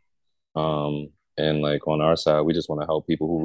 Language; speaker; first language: English; native; English